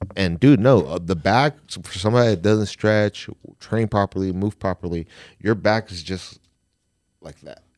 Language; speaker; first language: English; native; English